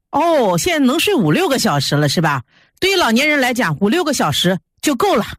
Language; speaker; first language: Chinese; native; Chinese